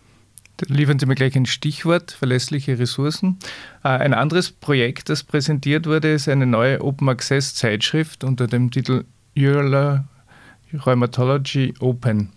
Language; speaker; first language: German; native; German